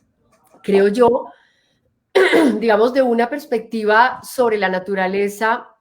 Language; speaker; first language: Spanish; native; Spanish